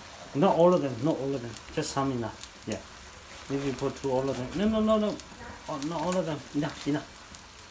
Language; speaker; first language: English; non-native, learner; Chinese